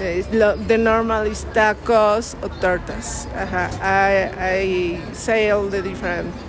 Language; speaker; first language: English; non-native, learner; Spanish